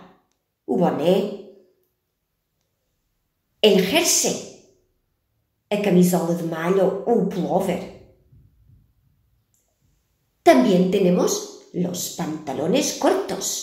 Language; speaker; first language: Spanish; non-native, fluent; Portuguese